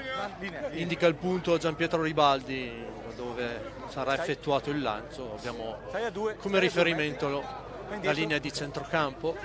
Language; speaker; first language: Italian; native; Italian